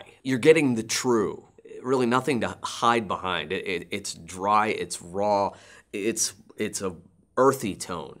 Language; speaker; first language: English; native; English